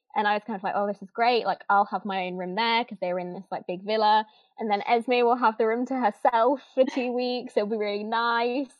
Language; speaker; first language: English; native; English